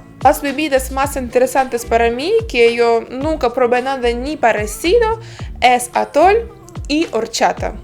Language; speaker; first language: Spanish; non-native, fluent; Ukrainian